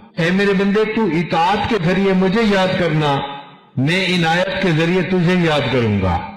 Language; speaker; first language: Urdu; non-native, local second language; Punjabi